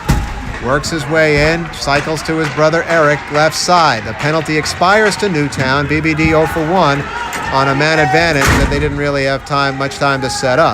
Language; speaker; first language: English; native; English